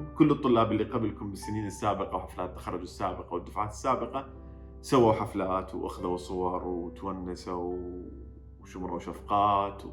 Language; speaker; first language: Arabic; native; Arabic